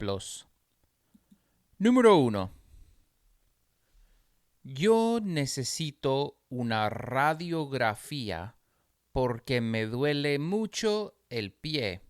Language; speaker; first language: Spanish; non-native, fluent; English